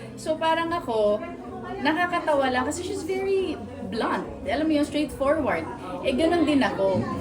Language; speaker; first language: Filipino; native; Filipino